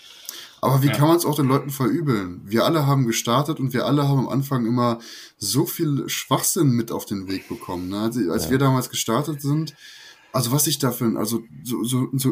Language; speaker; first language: German; native; German